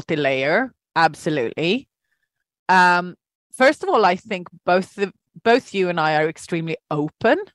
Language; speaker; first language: English; non-native, fluent; Swedish